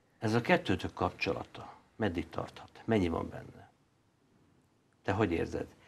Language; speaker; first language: Hungarian; native; Hungarian